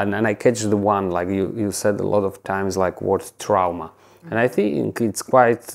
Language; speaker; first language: English; non-native, fluent; Slovak